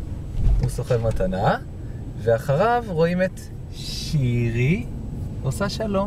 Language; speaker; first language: Hebrew; native; Hebrew